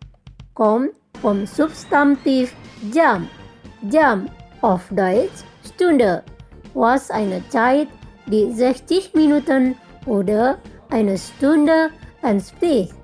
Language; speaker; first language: German; non-native, fluent; Indonesian